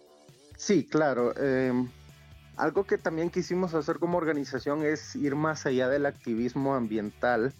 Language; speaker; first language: Spanish; native; Spanish